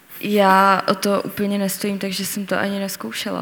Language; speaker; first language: Czech; native; Czech